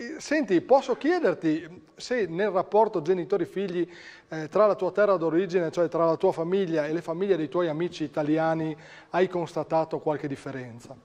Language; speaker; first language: Italian; native; Italian